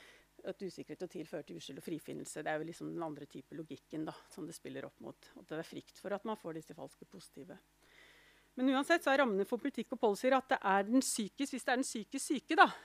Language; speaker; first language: Norwegian; native; Norwegian